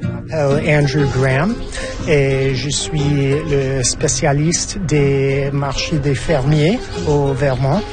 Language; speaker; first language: French; non-native, fluent; English